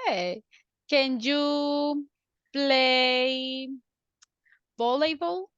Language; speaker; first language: English; non-native, fluent; Spanish